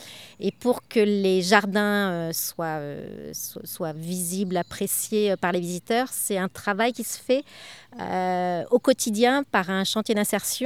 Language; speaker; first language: French; native; French